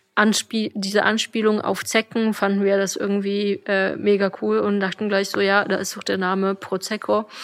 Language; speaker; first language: German; non-native, fluent; Polish